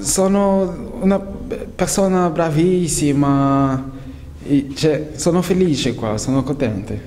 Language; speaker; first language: Italian; non-native, learner; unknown